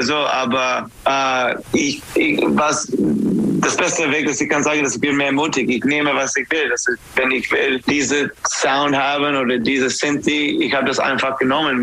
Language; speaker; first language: German; non-native, learner; English